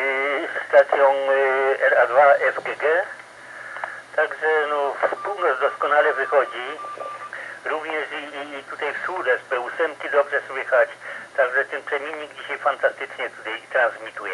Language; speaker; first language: Polish; native; Polish